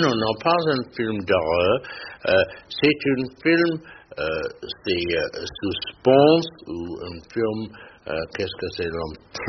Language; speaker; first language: French; non-native, learner; English